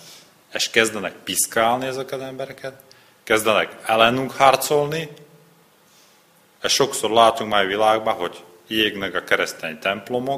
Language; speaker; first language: Hungarian; non-native, learner; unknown